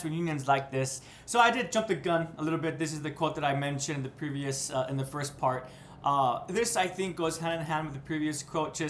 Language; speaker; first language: English; native; English